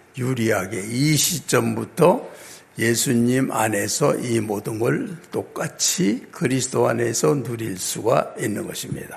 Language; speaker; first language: Korean; native; Korean